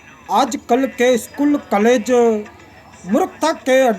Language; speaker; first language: Hindi; native; Hindi